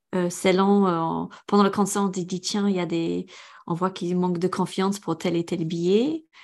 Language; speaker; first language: French; non-native, fluent; English